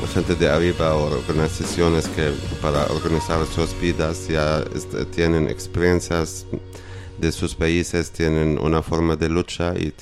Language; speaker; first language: Spanish; non-native, learner; Arabic